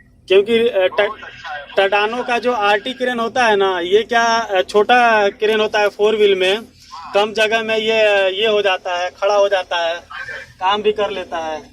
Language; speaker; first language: Hindi; native; Hindi